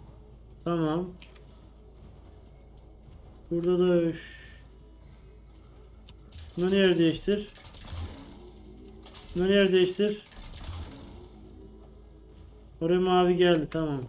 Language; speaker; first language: Turkish; native; Turkish